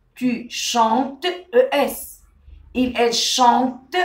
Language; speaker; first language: French; non-native, local second language; Arabic